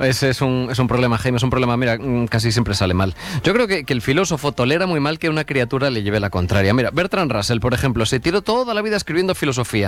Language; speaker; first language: Spanish; native; Spanish